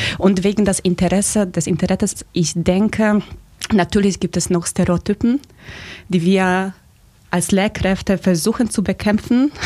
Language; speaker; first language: German; non-native, fluent; Polish